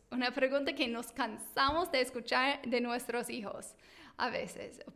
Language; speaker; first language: Spanish; non-native, fluent; English